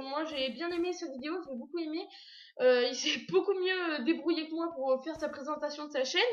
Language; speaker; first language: French; native; French